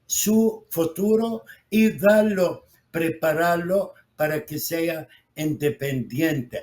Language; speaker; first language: Spanish; non-native, fluent; Arabic